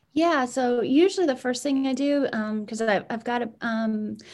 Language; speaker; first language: English; native; English